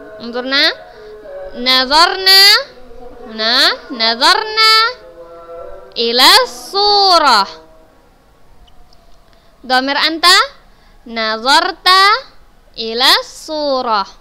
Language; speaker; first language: Arabic; non-native, fluent; Indonesian